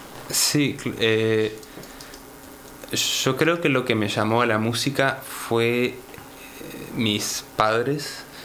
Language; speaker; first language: Spanish; native; Spanish